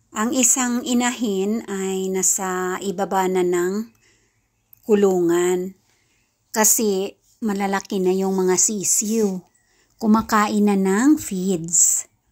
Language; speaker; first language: Filipino; non-native, local second language; Kinaray-a